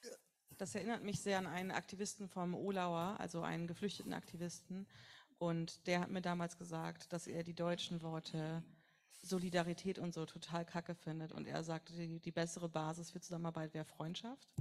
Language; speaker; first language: German; native; German